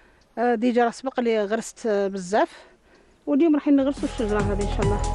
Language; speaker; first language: Arabic; native; Arabic